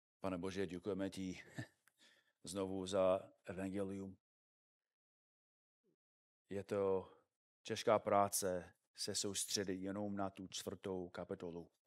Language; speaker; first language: Czech; non-native, fluent; English